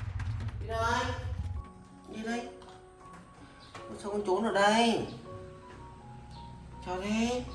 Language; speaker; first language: Vietnamese; native; Vietnamese